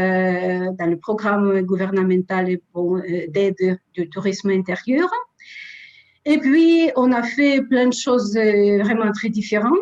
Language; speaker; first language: French; non-native, fluent; Russian